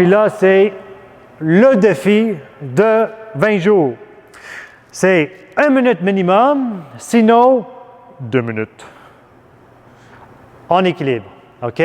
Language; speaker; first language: French; non-native, fluent; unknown